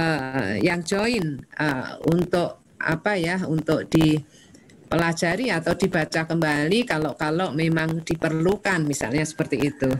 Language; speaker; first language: Indonesian; native; Indonesian